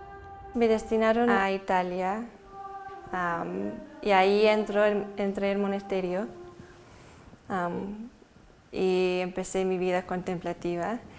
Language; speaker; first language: Spanish; non-native, fluent; English